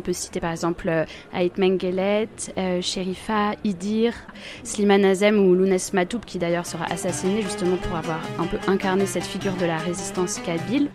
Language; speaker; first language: French; native; French